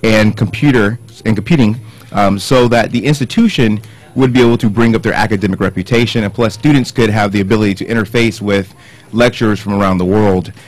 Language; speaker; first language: English; native; English